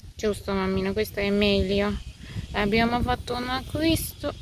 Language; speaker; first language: Italian; non-native, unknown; Turkish